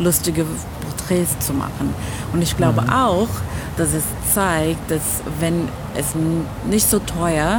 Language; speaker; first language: German; non-native, fluent; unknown